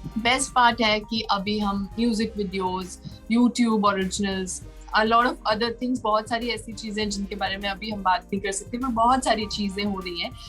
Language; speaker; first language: Hindi; native; Hindi